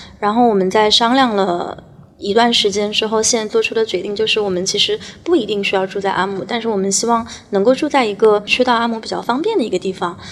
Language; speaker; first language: Chinese; native; Chinese